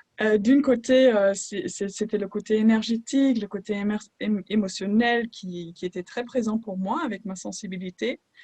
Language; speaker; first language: French; non-native, fluent; German